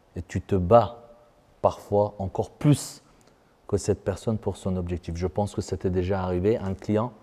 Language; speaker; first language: French; non-native, fluent; Persian